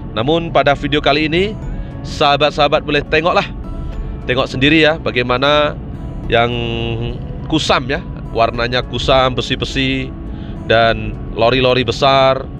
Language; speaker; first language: Indonesian; native; Indonesian